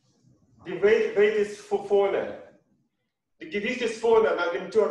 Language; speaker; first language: English; non-native, learner; Russian